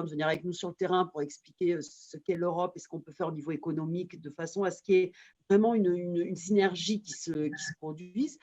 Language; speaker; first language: French; native; French